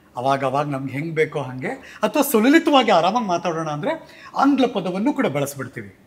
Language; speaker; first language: Kannada; native; Kannada